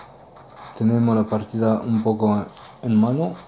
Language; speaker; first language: Spanish; non-native, learner; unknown